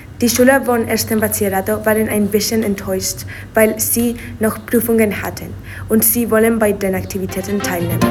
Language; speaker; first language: German; non-native, learner; Spanish